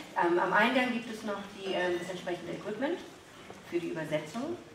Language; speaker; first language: German; native; German